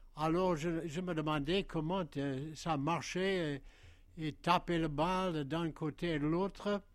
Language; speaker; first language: French; non-native, fluent; English